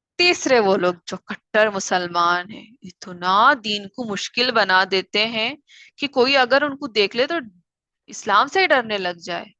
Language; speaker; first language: Urdu; native; Urdu